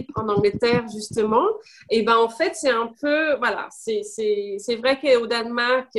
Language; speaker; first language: French; non-native, fluent; Danish